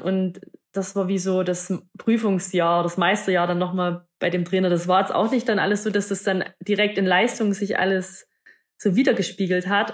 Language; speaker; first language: German; native; German